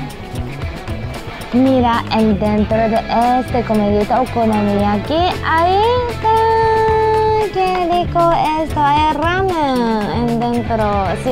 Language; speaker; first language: Spanish; non-native, learner; Japanese